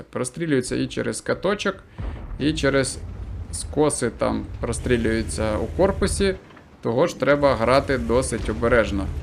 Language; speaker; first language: Ukrainian; non-native, local second language; Russian